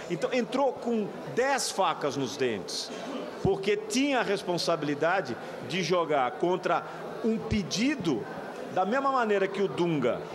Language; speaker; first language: Portuguese; native; Portuguese